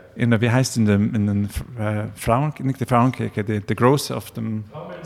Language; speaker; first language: German; non-native, fluent; English